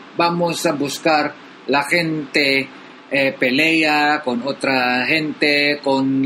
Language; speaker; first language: Spanish; non-native, learner; Filipino